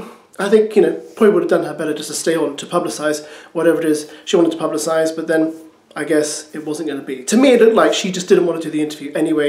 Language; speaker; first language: English; native; English